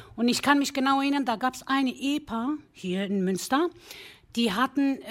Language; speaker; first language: German; early bilingual, other home language; Kurdish